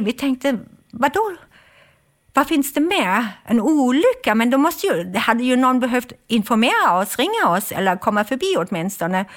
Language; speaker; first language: Swedish; non-native, fluent; German